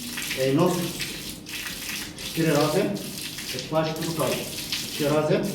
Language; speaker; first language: Polish; non-native, learner; Arabic